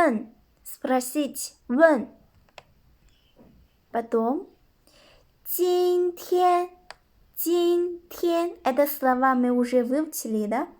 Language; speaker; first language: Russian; non-native, local second language; Kyrgyz